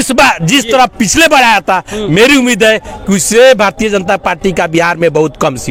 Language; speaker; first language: Hindi; native; Hindi